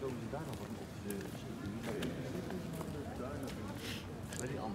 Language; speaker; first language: Dutch; native; Dutch